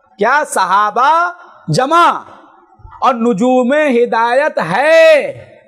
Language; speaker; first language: Urdu; native; Urdu